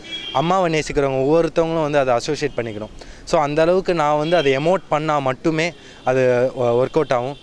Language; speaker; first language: Tamil; native; Tamil